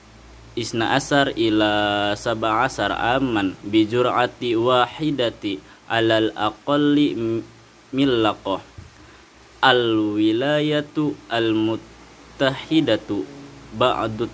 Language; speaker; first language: Arabic; non-native, learner; Indonesian